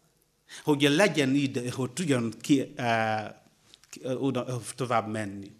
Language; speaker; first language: Hungarian; non-native, learner; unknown